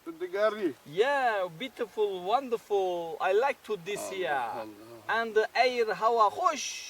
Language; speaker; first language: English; non-native, learner; Turkish